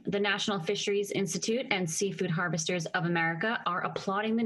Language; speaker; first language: English; native; English